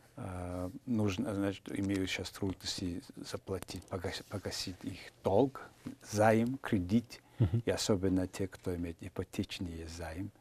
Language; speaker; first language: Russian; non-native, fluent; Mongolian